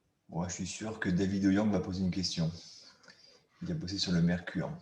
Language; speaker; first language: French; native; French